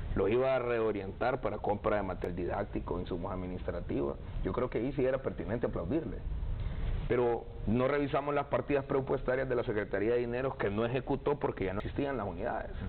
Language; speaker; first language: Spanish; native; Spanish